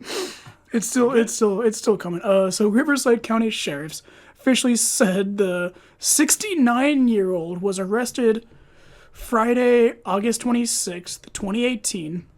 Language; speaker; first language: English; native; English